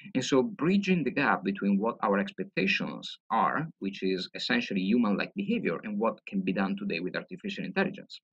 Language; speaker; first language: English; non-native, fluent; Italian